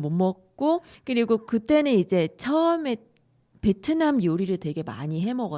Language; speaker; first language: Korean; non-native, fluent; Vietnamese